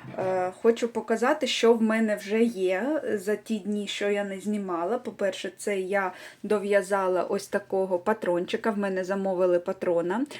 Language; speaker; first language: Ukrainian; non-native, local second language; Russian